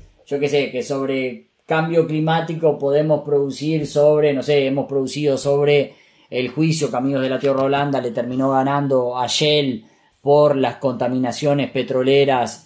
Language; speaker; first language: Spanish; native; Spanish